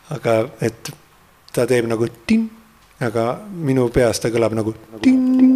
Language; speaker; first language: Estonian; native; Estonian